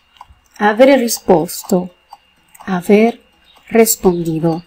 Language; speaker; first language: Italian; non-native, learner; Spanish